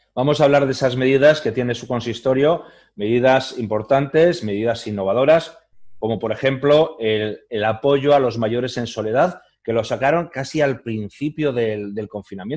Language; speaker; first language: Spanish; native; Spanish